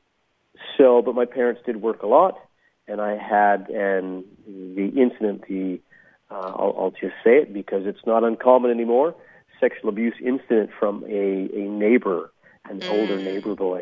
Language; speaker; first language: English; native; English